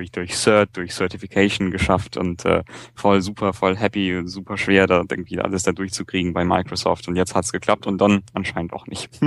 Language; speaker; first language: German; native; German